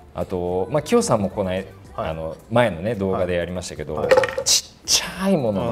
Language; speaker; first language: Japanese; native; Japanese